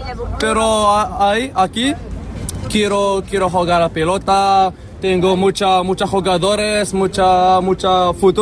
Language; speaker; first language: Spanish; non-native, learner; Arabic